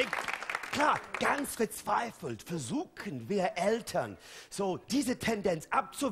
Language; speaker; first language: German; non-native, fluent; English